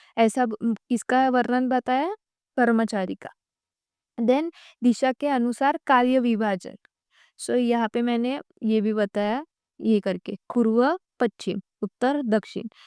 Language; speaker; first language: Hindi; non-native, local second language; Marathi